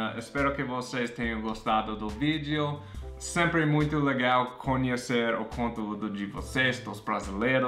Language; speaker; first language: Portuguese; non-native, fluent; English